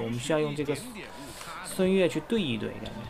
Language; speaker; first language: Chinese; native; Chinese